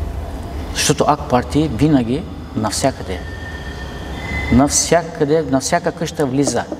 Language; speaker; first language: Bulgarian; non-native, local second language; Turkish